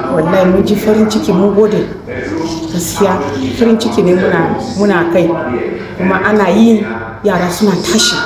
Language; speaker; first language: Hausa; non-native, local second language; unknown